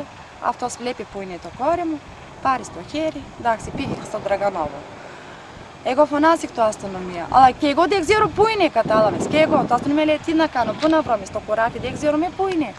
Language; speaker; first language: Greek; non-native, learner; Bulgarian